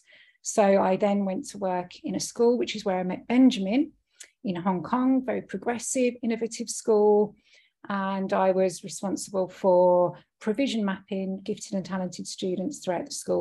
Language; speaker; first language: English; native; English